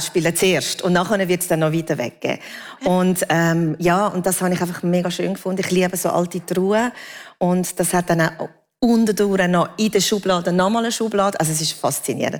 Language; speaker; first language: German; native; German